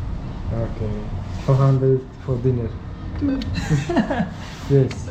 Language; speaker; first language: English; non-native, learner; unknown